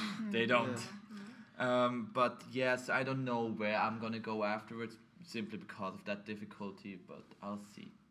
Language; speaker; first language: English; non-native, fluent; German